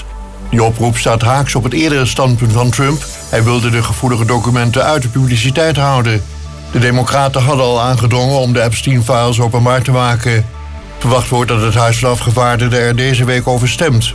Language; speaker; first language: Dutch; native; Dutch